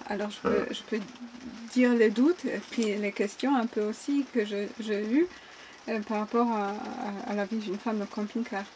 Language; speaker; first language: French; non-native, fluent; Polish